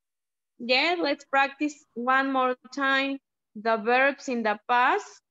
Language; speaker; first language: English; non-native, learner; Spanish